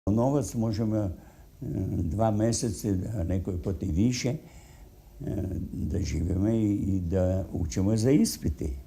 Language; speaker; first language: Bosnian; non-native, fluent; Russian